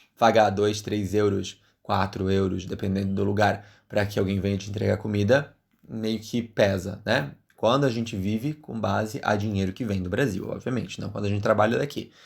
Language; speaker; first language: Portuguese; native; Portuguese